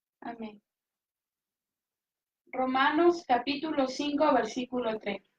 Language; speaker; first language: Spanish; native; Spanish